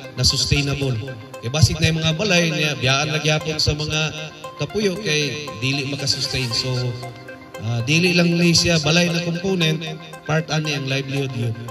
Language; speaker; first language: Cebuano; non-native, local second language; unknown